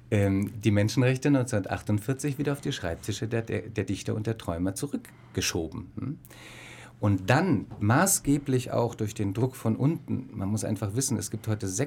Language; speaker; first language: German; native; German